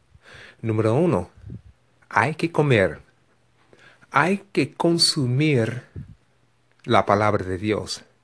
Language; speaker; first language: Spanish; non-native, fluent; English